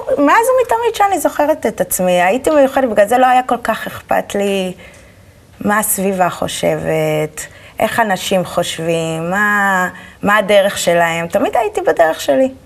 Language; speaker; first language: Hebrew; native; Hebrew